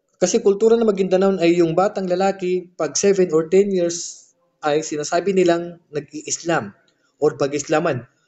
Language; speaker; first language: Filipino; native; Filipino